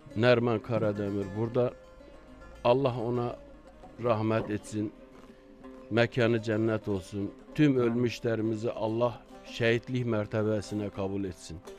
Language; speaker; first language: Turkish; native; Turkish